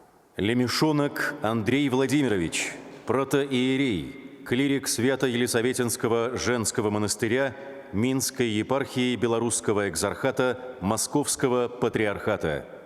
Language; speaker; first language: Russian; native; Russian